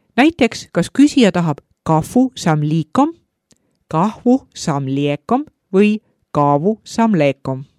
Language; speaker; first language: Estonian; native; Estonian